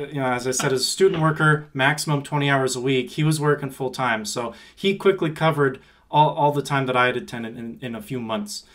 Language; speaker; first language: English; native; English